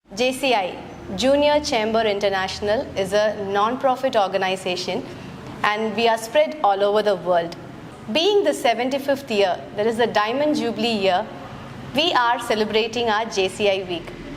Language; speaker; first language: English; non-native, local second language; Malayalam